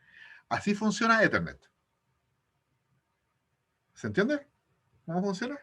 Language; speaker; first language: Spanish; native; Spanish